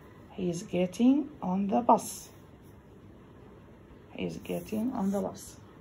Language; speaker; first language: English; non-native, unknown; Arabic